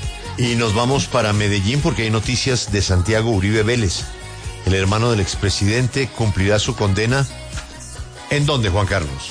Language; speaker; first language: Spanish; native; Spanish